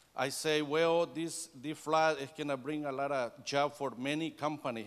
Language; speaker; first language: English; non-native, learner; Spanish